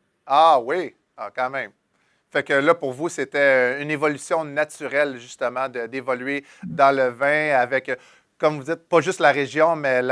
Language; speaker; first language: French; native; French